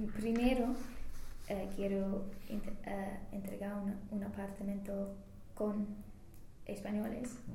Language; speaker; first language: Spanish; non-native, learner; English